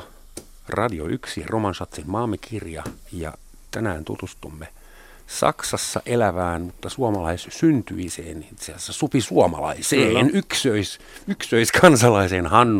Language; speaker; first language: Finnish; non-native, fluent; German